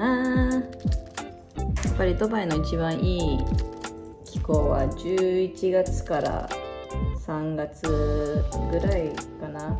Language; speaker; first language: Japanese; early bilingual, heritage; English